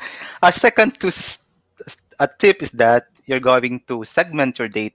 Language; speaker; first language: English; non-native, local second language; Cebuano